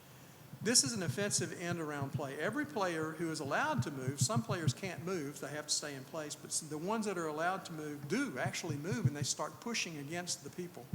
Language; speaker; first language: English; native; English